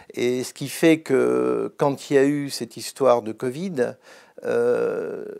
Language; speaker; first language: French; native; French